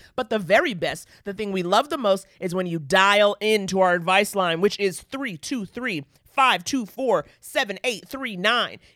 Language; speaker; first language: English; native; English